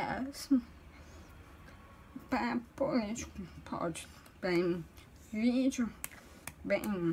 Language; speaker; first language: Portuguese; non-native, local second language; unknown